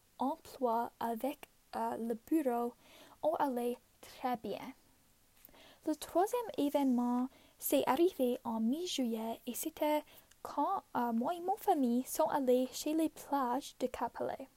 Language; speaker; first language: French; non-native, local second language; English